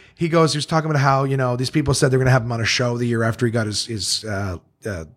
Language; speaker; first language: English; native; English